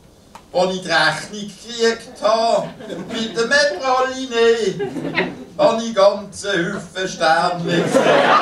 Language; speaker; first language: German; native; German